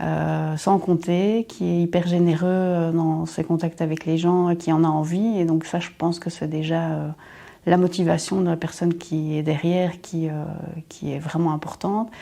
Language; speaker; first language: French; native; French